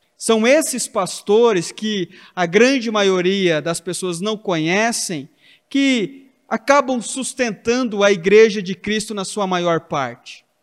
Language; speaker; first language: Portuguese; native; Portuguese